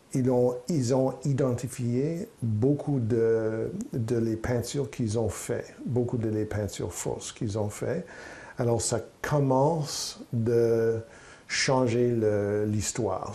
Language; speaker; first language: French; non-native, local second language; English